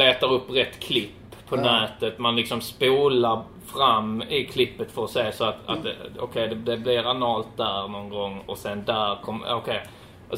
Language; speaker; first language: Swedish; native; Swedish